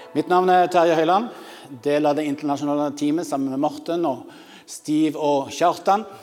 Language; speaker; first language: Norwegian; native; Norwegian